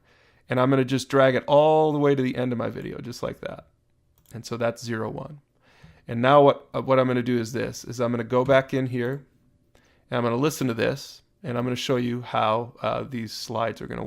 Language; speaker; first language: English; native; English